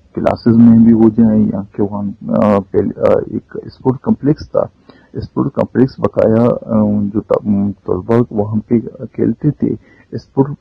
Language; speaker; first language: Urdu; non-native, local second language; Baluchi